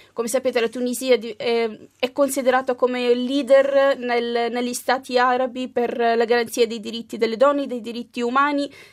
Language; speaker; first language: Italian; early bilingual, other home language; Arabic